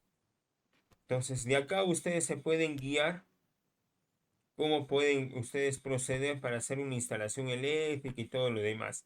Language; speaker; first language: Spanish; native; Spanish